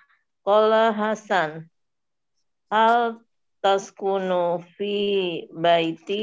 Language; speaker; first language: Arabic; non-native, learner; Indonesian